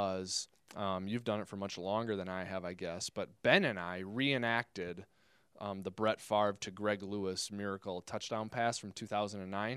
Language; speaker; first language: English; native; English